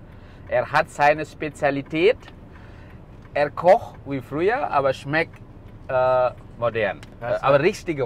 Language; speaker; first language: German; non-native, fluent; Balinese